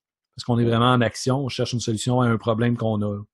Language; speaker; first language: French; native; French